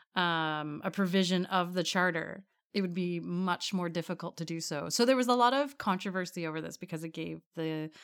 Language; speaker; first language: English; native; English